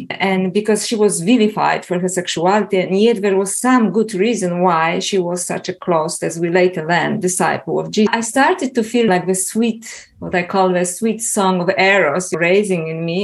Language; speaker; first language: English; non-native, fluent; Polish